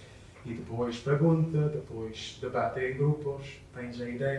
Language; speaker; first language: Portuguese; non-native, learner; English